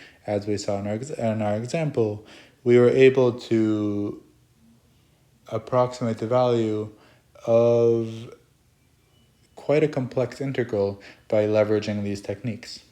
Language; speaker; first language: English; native; English